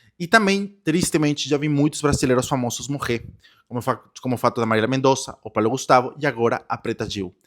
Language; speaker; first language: Portuguese; non-native, fluent; Spanish